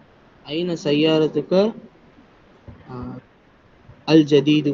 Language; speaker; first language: Arabic; non-native, learner; Tamil